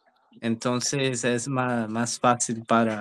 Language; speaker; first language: Spanish; non-native, learner; Portuguese